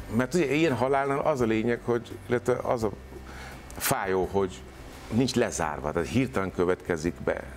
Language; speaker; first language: Hungarian; non-native, fluent; Hindi